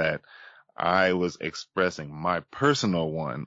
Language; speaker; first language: English; native; English